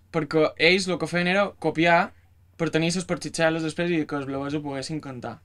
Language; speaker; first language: Catalan; native; Catalan